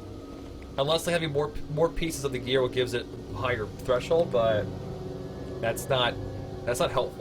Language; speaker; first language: English; native; English